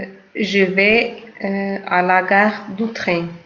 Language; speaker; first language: French; non-native, learner; Portuguese